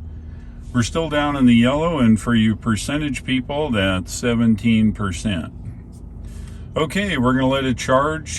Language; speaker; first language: English; native; English